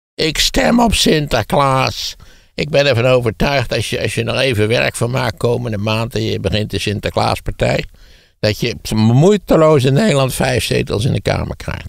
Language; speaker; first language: Dutch; native; Dutch